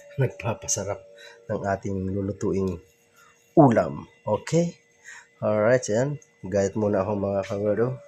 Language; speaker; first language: Filipino; non-native, local second language; Bikol